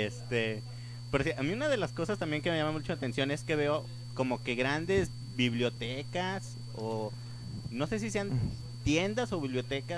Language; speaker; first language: Spanish; native; Spanish